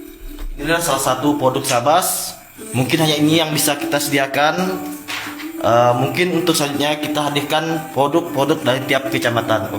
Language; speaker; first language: Indonesian; native; Indonesian